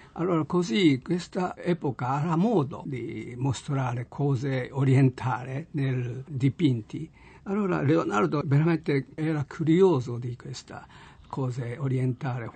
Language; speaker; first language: Italian; non-native, learner; Japanese